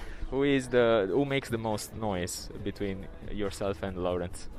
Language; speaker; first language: English; non-native, fluent; Italian